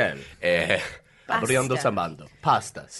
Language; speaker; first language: Italian; non-native, learner; English